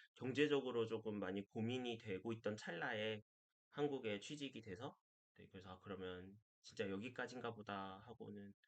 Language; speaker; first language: Korean; native; Korean